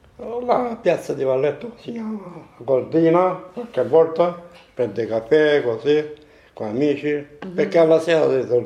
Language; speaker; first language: Italian; non-native, local second language; Sicilian